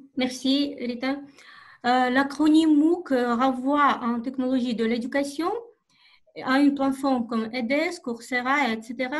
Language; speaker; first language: French; non-native, fluent; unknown